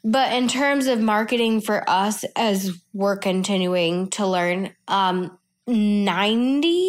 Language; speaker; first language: English; native; English